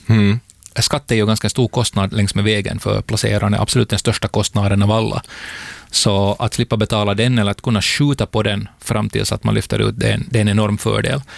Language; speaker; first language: Swedish; native; Swedish